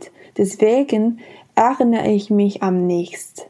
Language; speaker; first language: German; non-native, fluent; Spanish